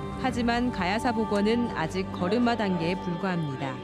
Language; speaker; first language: Korean; native; Korean